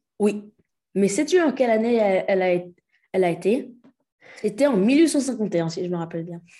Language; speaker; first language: French; non-native, local second language; Wolof